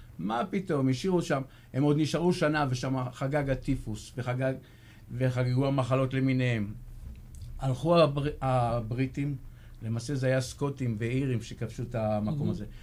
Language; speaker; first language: Hebrew; early bilingual, other home language; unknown